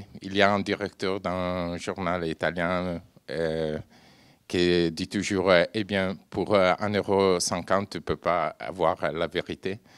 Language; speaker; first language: French; non-native, fluent; Italian